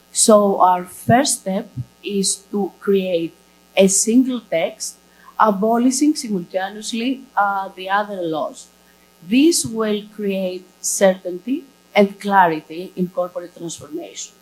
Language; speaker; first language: English; non-native, fluent; Greek